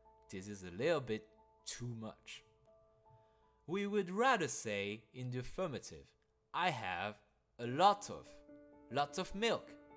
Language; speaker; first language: English; non-native, fluent; French